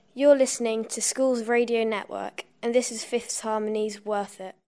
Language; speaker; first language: English; non-native, fluent; Chinese